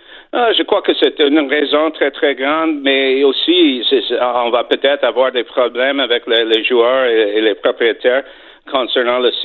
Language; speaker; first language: French; non-native, fluent; English